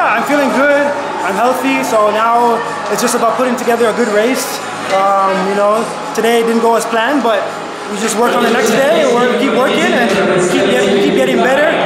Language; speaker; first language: English; native; English